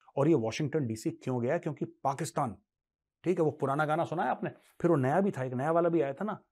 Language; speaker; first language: Urdu; native; Urdu